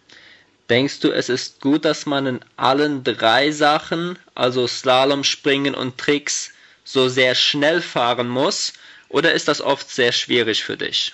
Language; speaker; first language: German; native; German